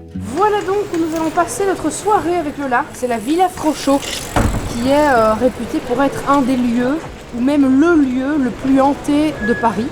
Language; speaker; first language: French; native; French